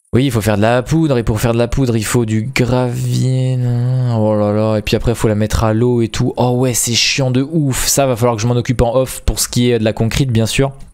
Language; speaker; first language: French; native; French